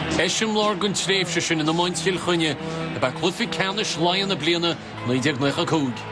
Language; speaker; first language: Irish; native; Irish